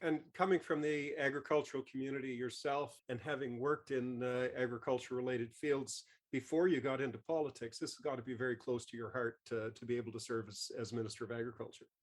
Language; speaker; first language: English; native; English